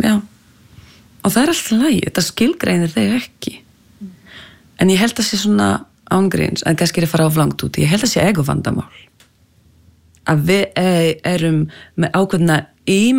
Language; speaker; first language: Icelandic; non-native, fluent; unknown